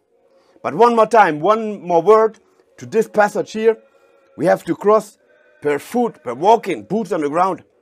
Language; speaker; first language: English; non-native, fluent; German